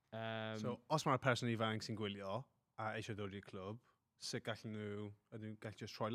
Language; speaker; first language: Welsh; non-native, local second language; English